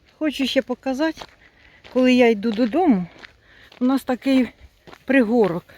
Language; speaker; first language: Ukrainian; non-native, local second language; Russian